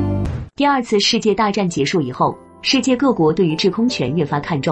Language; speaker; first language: Chinese; native; Chinese